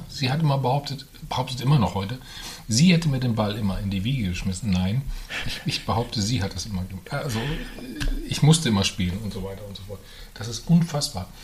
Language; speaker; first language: German; native; German